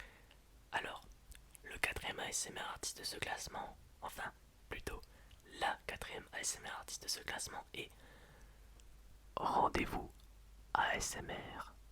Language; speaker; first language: French; native; French